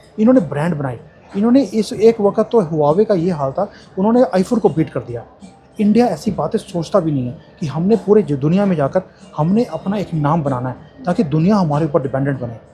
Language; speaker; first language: Hindi; native; Hindi